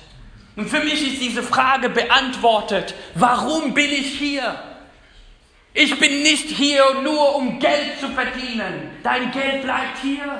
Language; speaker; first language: German; non-native, fluent; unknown